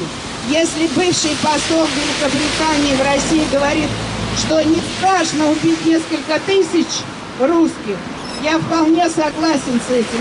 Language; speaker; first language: Russian; native; Russian